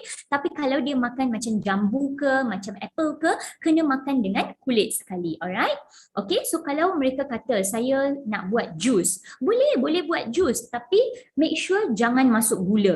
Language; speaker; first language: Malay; non-native, local second language; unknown